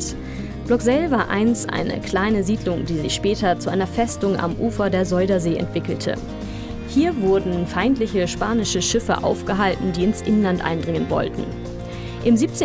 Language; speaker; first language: German; native; German